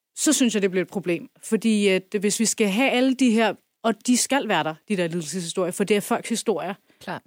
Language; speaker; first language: Danish; early bilingual, other home language; Kurdish